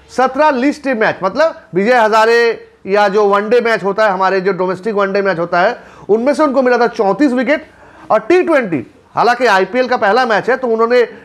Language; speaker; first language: Hindi; non-native, local second language; Bangla